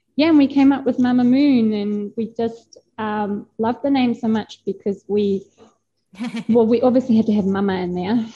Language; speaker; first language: English; non-native, fluent; German